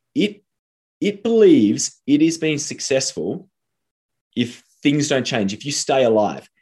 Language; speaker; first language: English; native; English